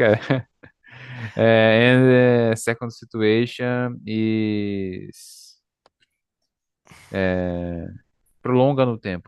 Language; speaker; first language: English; non-native, learner; Portuguese